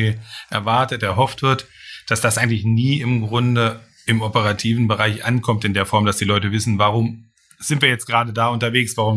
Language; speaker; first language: German; native; German